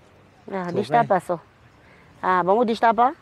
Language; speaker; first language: Portuguese; non-native, local second language; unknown